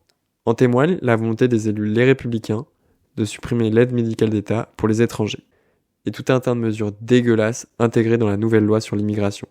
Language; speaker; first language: French; native; French